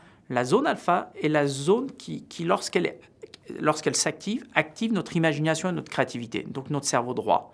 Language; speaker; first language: French; native; French